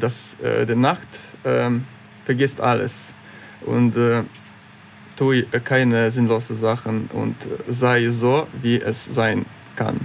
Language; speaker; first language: German; non-native, learner; Ukrainian